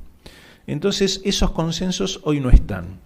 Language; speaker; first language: Spanish; native; Spanish